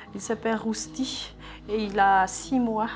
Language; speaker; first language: French; non-native, local second language; Malagasy